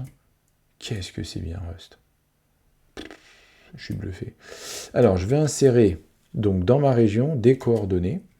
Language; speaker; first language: French; native; French